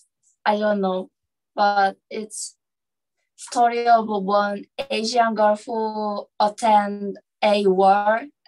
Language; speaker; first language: English; non-native, learner; Korean